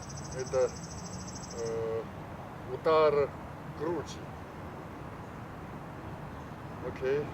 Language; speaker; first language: Russian; non-native, learner; Chinese